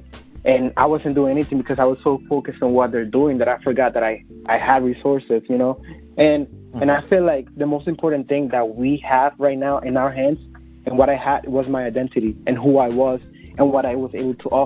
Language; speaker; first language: English; non-native, fluent; Spanish